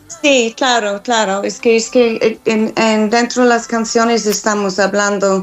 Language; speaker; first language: Spanish; non-native, fluent; English